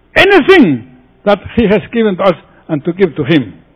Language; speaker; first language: English; non-native, fluent; Spanish